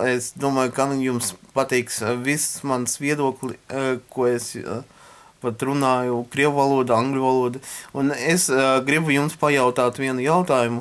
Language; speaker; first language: Latvian; non-native, local second language; Russian